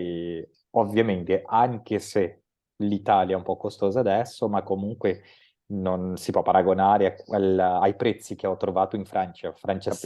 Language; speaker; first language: Italian; non-native, fluent; Portuguese